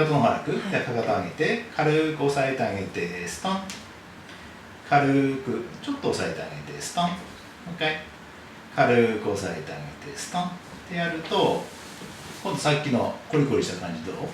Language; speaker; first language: Japanese; native; Japanese